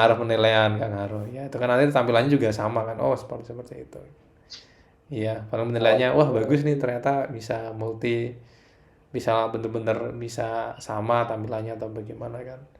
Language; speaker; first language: Indonesian; native; Indonesian